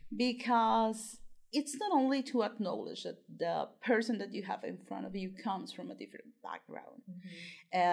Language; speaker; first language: English; non-native, fluent; Spanish